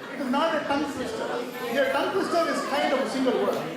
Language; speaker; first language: English; non-native, local second language; Kannada